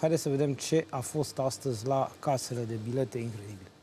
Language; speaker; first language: Romanian; native; Romanian